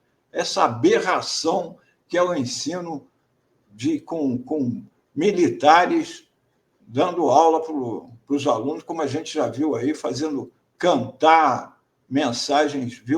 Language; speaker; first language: Portuguese; native; Portuguese